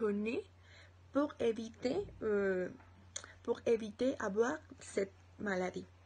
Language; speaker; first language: French; non-native, learner; Spanish